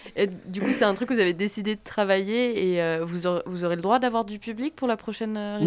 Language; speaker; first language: French; native; French